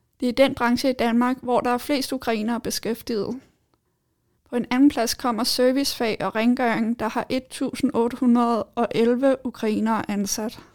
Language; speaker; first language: Danish; native; Danish